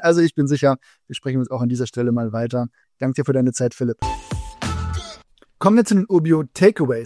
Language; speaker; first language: German; native; German